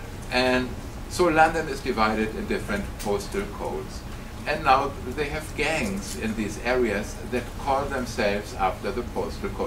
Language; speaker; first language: English; non-native, fluent; German